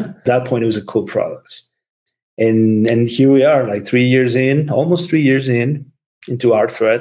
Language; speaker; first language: English; non-native, fluent; Spanish